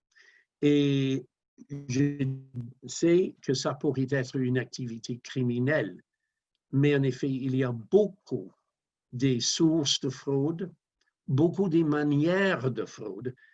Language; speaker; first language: French; non-native, fluent; English